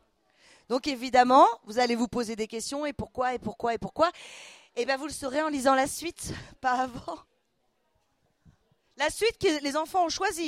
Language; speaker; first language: French; native; French